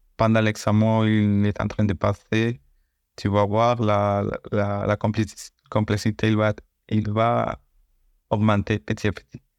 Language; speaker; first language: French; non-native, fluent; Spanish